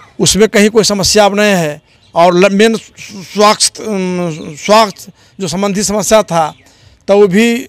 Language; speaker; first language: Hindi; native; Hindi